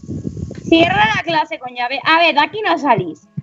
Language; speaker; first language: Spanish; native; Spanish